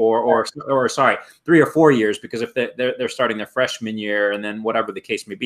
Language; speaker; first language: English; native; English